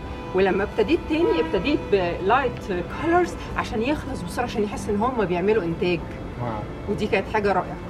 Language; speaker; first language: Arabic; native; Arabic